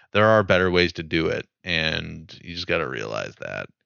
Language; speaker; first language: English; native; English